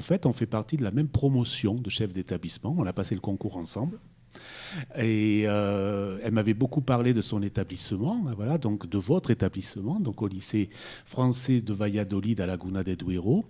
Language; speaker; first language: French; native; French